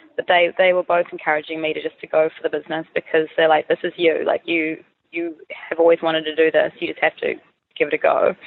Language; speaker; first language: English; native; English